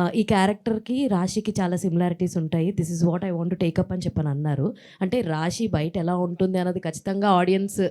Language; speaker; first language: Telugu; native; Telugu